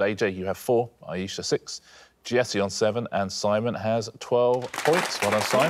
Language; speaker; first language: English; native; English